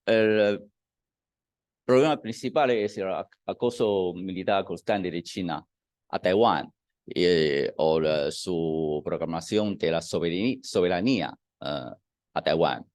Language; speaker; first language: Spanish; non-native, fluent; Chinese